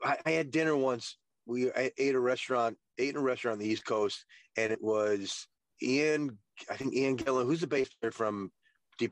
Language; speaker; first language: English; native; English